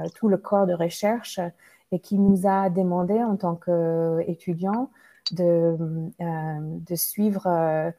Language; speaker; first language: French; non-native, fluent; English